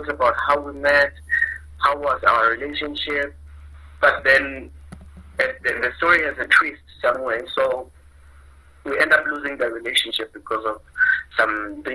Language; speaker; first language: English; non-native, local second language; Zulu